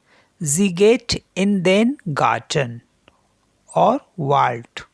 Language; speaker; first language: German; non-native, learner; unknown